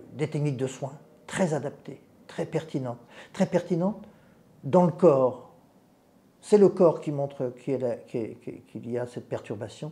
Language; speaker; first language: French; native; French